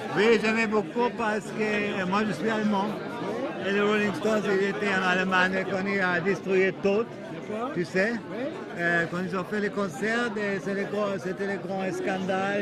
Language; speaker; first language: French; non-native, fluent; German